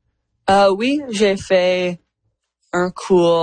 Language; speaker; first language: French; non-native, learner; English